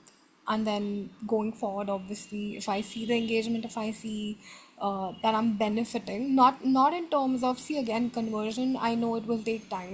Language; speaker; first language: English; non-native, local second language; Hindi